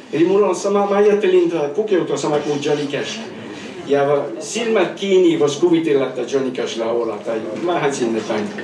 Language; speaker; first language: Finnish; non-native, fluent; French